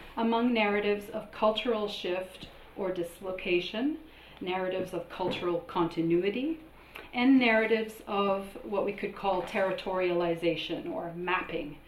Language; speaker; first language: English; native; English